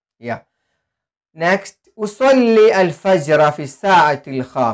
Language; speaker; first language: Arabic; non-native, fluent; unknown